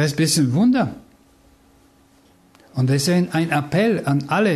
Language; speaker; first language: German; non-native, fluent; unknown